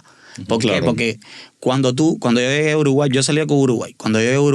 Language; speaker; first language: Spanish; native; Spanish